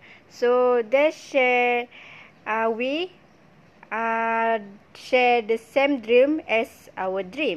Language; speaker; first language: English; non-native, local second language; Malay